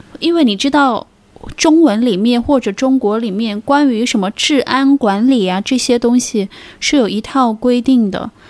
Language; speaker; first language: Chinese; native; Chinese